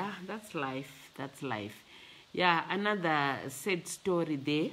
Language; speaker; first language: English; non-native, local second language; Shona